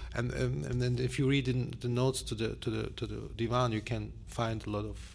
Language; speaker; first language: English; non-native, fluent; Turkish